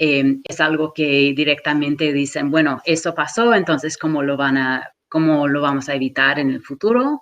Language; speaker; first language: Spanish; non-native, fluent; English